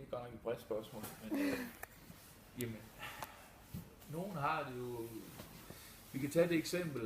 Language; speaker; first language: Danish; native; Danish